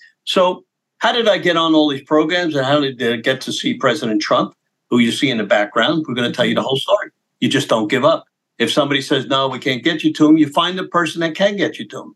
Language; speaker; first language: English; native; English